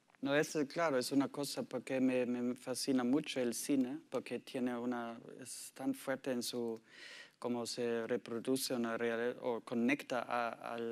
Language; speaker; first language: Spanish; non-native, learner; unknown